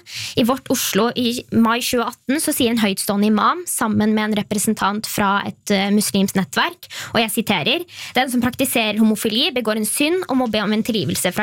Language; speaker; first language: Norwegian; native; Norwegian